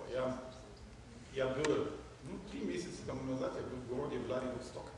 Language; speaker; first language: Russian; non-native, fluent; German